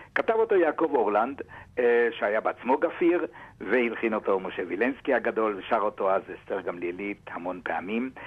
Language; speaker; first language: Hebrew; native; Hebrew